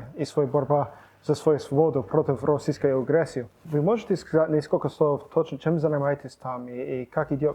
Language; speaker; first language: Russian; non-native, fluent; English